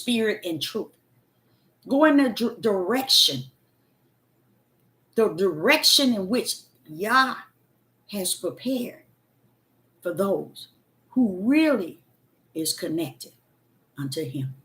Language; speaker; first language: English; native; English